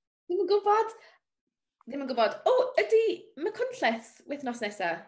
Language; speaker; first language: Welsh; non-native, learner; English